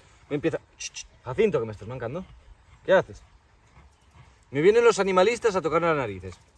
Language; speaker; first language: Spanish; native; Spanish